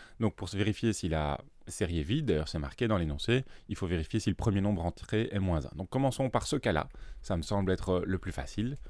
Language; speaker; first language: French; native; French